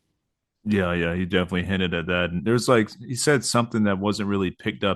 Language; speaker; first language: English; native; English